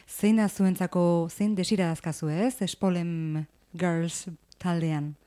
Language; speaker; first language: Basque; native; Basque